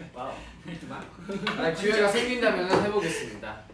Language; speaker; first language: Korean; non-native, fluent; Japanese